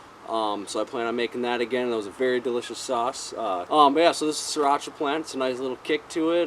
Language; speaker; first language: English; native; English